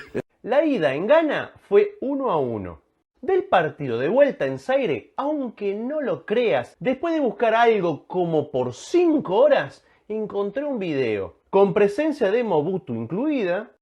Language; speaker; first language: Spanish; native; Spanish